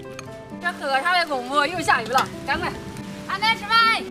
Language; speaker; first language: Chinese; native; Chinese